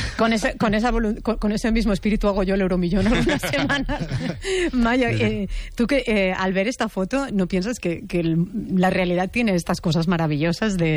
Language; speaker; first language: Spanish; native; Spanish